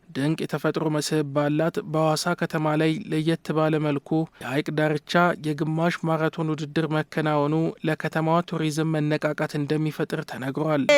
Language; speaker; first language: Amharic; native; Amharic